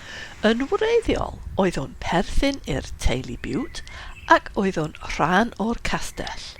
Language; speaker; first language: Welsh; non-native, fluent; English